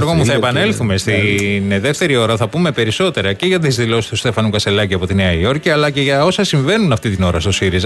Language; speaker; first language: Greek; native; Greek